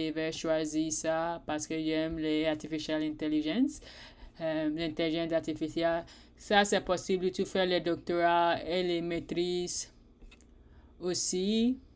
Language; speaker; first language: French; non-native, learner; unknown